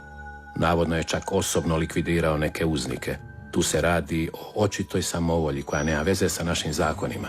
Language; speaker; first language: Croatian; native; Croatian